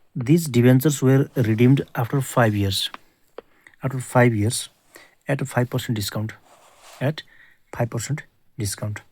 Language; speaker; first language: English; non-native, local second language; Nepali